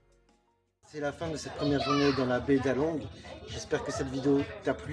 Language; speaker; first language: French; native; French